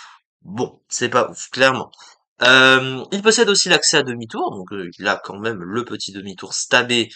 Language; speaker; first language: French; native; French